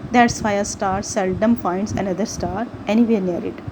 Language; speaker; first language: English; non-native, local second language; Urdu